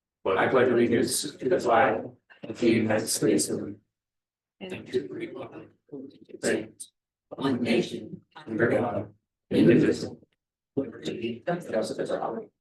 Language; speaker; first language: English; native; English